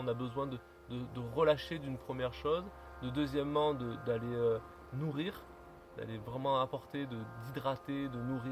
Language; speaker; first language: French; native; French